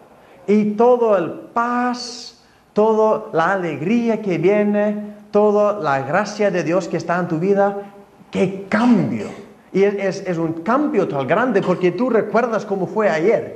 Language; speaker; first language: Spanish; non-native, fluent; Icelandic